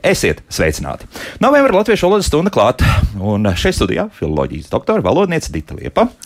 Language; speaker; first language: Latvian; native; Latvian